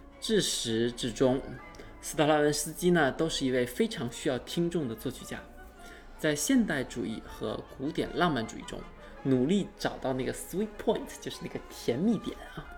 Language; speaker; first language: Chinese; native; Chinese